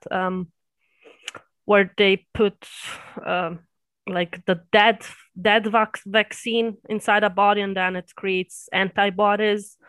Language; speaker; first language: English; early bilingual, other home language; Serbian